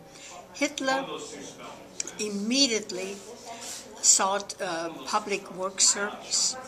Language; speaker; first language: English; non-native, fluent; German